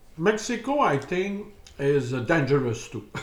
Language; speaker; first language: English; non-native, learner; French